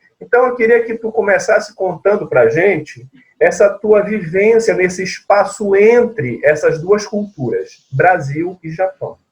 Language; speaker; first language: Portuguese; native; Portuguese